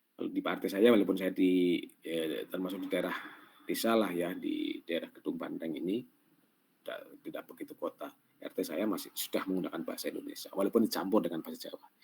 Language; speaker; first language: Indonesian; non-native, local second language; Javanese